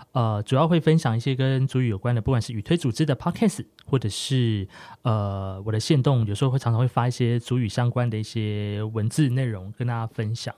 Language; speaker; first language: Chinese; non-native, local second language; Amis